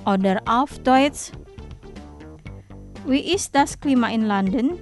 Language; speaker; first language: German; non-native, fluent; Indonesian